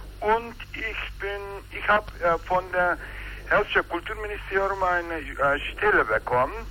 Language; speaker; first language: German; non-native, learner; Turkish